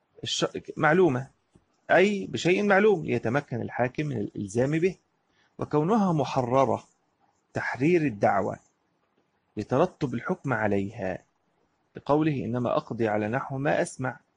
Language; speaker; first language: Arabic; native; Arabic